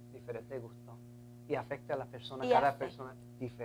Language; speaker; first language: Spanish; early bilingual, heritage; Spanish